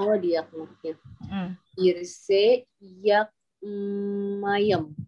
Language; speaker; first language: Indonesian; native; Indonesian